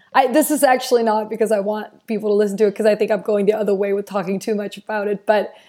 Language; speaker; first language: English; non-native, fluent; Danish